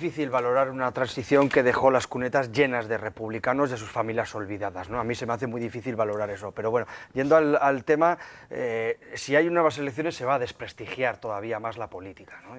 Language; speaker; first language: Spanish; native; Spanish